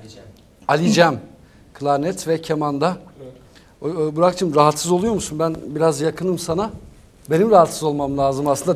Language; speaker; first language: Turkish; native; Turkish